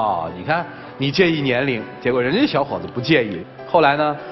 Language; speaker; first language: Chinese; native; Chinese